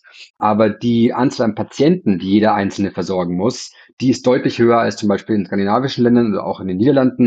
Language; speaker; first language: German; native; German